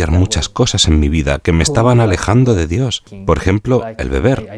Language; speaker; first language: Spanish; non-native, fluent; English